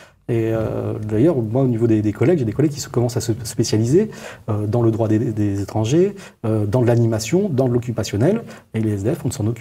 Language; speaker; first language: French; native; French